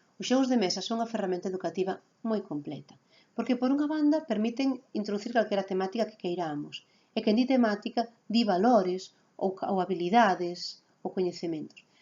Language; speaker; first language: Galician; native; Galician